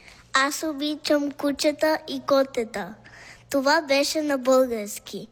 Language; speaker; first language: Bulgarian; early bilingual, heritage; Bulgarian